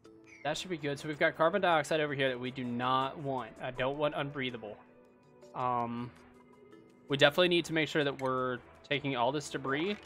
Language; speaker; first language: English; native; English